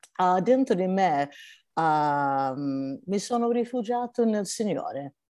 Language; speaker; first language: Italian; non-native, fluent; English